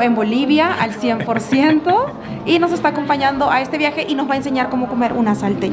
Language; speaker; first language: Spanish; native; Spanish